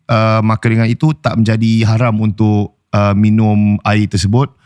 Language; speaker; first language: Malay; native; Malay